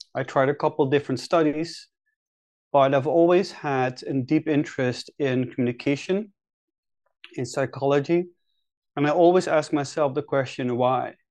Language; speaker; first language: English; non-native, fluent; Dutch